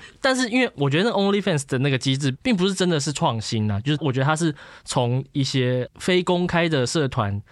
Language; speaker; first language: Chinese; native; Chinese